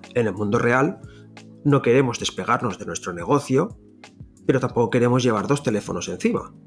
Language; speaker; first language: Spanish; non-native, local second language; Catalan